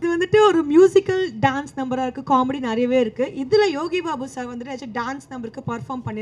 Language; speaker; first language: Tamil; native; Tamil